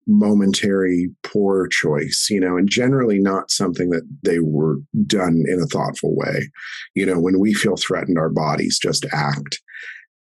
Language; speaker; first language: English; native; English